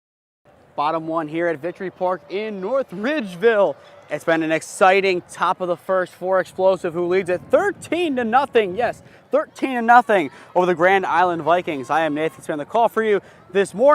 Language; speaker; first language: English; native; English